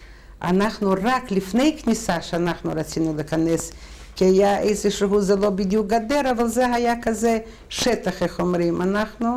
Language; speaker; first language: Hebrew; non-native, fluent; Russian